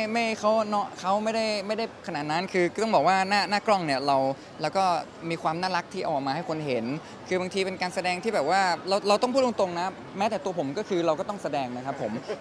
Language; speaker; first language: Thai; native; Thai